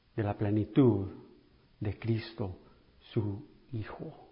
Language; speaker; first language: Spanish; non-native, fluent; English